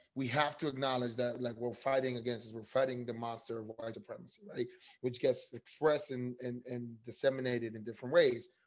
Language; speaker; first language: English; early bilingual, other home language; Spanish